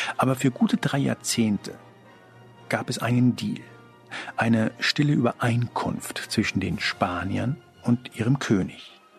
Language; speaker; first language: German; early bilingual, other home language; Spanish